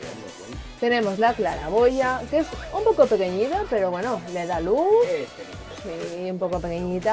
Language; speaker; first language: Spanish; native; Spanish